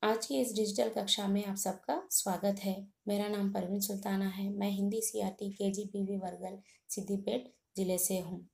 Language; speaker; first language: Hindi; non-native, local second language; Telugu